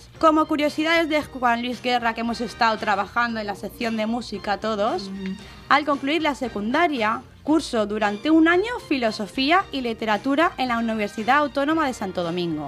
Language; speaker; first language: Spanish; native; Spanish